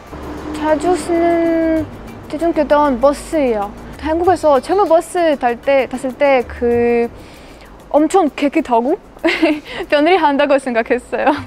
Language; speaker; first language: Korean; non-native, learner; Russian